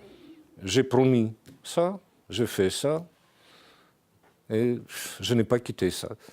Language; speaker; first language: French; non-native, fluent; Russian